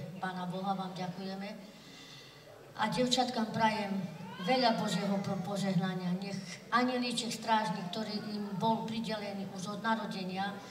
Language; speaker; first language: Slovak; non-native, local second language; Romany